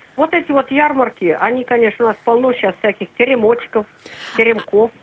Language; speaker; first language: Russian; native; Russian